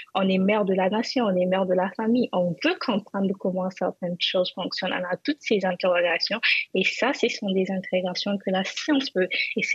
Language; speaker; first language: French; non-native, local second language; Hausa